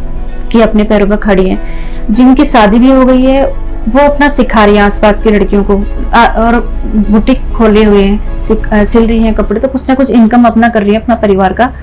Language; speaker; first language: Hindi; native; Hindi